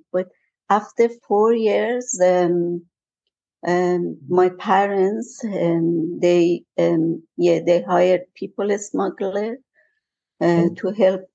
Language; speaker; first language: English; non-native, fluent; Persian